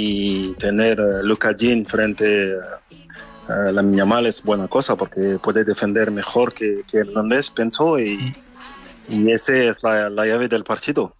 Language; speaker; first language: Spanish; non-native, fluent; French